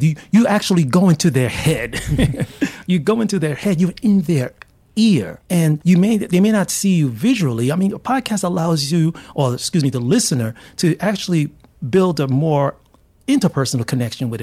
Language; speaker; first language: English; native; English